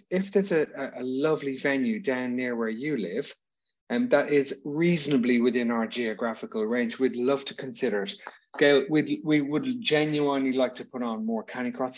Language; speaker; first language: English; native; English